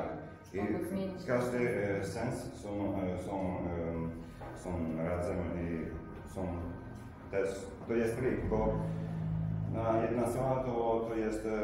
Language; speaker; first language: Polish; non-native, learner; Italian